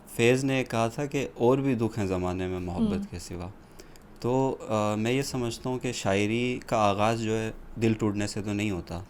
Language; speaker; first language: Urdu; non-native, local second language; Balti